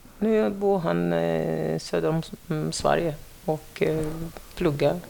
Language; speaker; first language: Swedish; non-native, fluent; French